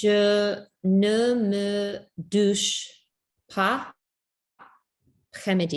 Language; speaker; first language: French; non-native, learner; Spanish